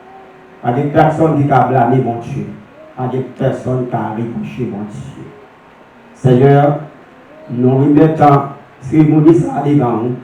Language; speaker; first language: French; non-native, local second language; Haitian Creole